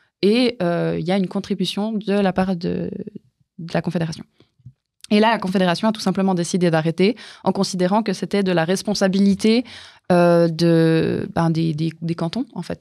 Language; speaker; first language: French; native; French